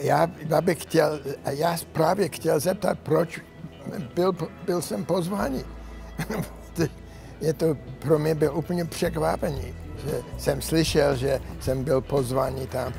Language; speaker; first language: Czech; non-native, learner; English